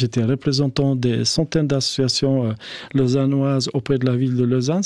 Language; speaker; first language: French; non-native, fluent; Albanian